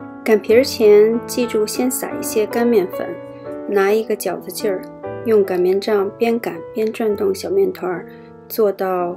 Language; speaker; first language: Chinese; native; Chinese